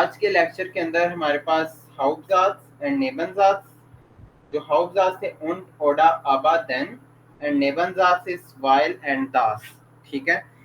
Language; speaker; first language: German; non-native, fluent; Urdu